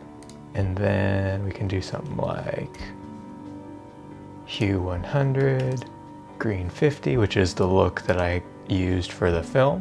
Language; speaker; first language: English; native; English